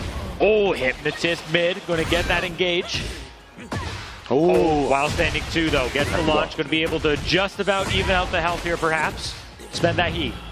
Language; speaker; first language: English; native; English